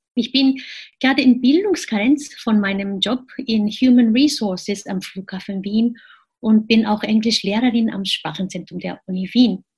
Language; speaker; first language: German; non-native, fluent; Japanese